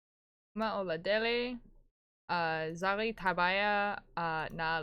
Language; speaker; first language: Portuguese; non-native, learner; English